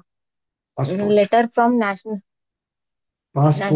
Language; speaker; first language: English; non-native, local second language; Telugu